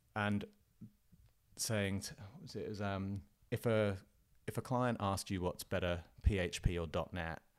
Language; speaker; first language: English; native; English